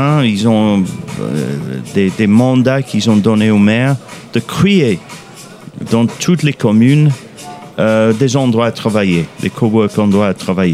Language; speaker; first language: French; non-native, fluent; English